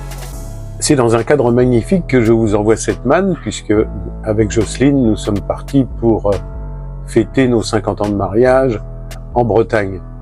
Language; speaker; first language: French; native; French